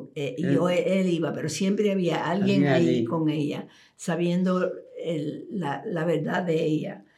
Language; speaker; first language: Spanish; early bilingual, heritage; Spanish